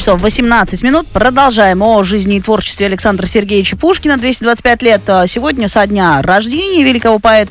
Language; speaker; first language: Russian; native; Russian